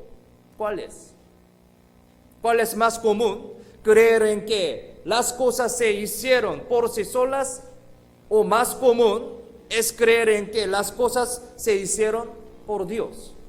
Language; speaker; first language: Spanish; non-native, fluent; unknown